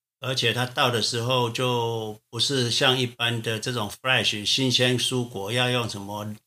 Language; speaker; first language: Chinese; native; Chinese